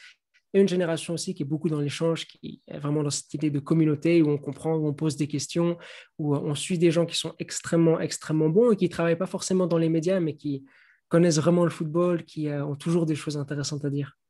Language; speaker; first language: French; native; French